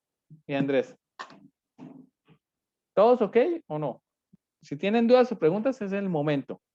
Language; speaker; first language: Spanish; native; Spanish